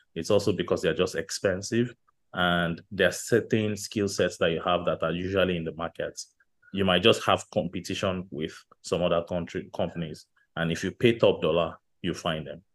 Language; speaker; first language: English; non-native, local second language; Yoruba